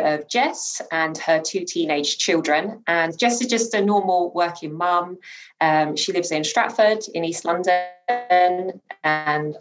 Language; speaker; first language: English; native; English